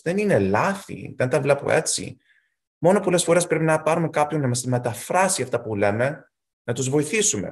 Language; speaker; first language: Greek; early bilingual, heritage; Greek